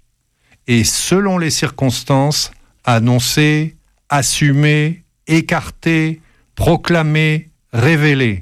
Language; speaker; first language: French; native; French